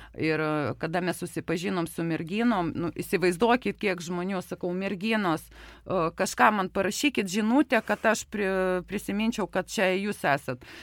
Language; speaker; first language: Lithuanian; non-native, local second language; Russian